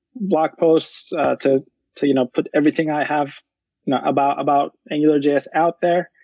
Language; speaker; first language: English; non-native, fluent; Turkish